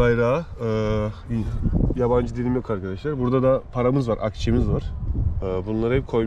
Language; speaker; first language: Turkish; native; Turkish